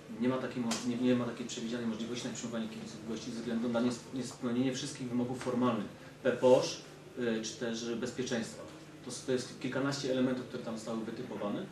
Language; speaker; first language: Polish; native; Polish